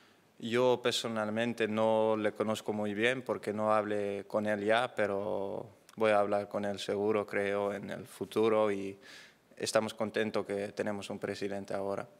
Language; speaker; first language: Spanish; non-native, fluent; Dutch